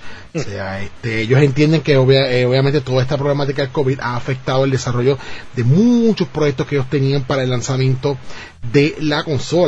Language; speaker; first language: Spanish; native; Spanish